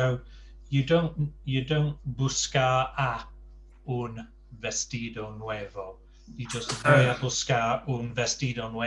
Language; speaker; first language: Spanish; non-native, fluent; English